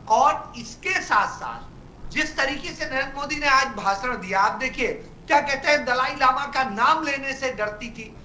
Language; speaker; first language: Hindi; native; Hindi